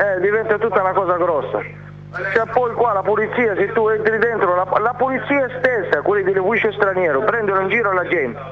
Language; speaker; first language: Italian; non-native, fluent; Arabic